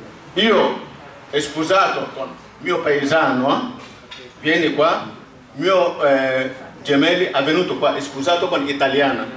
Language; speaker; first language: Italian; non-native, learner; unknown